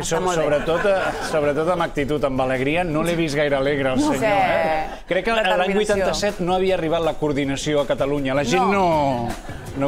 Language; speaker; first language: Catalan; native; Catalan